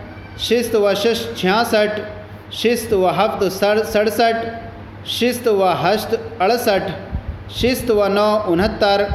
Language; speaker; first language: Persian; non-native, fluent; Urdu